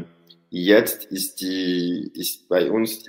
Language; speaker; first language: German; non-native, learner; French